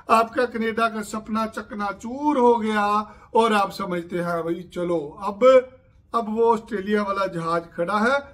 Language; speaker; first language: Hindi; non-native, local second language; Punjabi